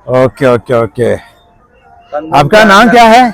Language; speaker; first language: Hindi; non-native, local second language; Malayalam